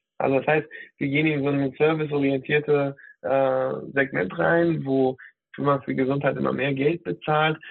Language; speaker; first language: German; native; German